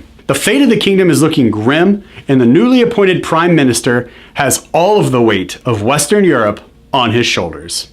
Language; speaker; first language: English; native; English